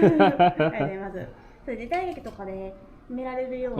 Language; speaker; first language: Japanese; native; Japanese